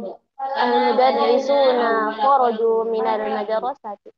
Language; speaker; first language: Arabic; non-native, learner; Indonesian